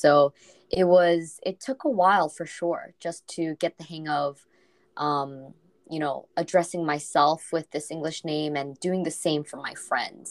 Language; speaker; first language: English; non-native, fluent; Korean